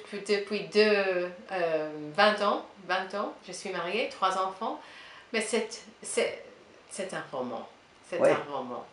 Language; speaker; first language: French; non-native, learner; English